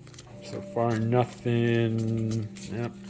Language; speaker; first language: English; native; English